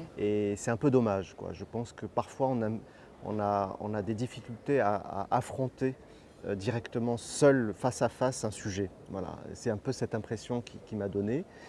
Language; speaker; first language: French; non-native, local second language; Arabic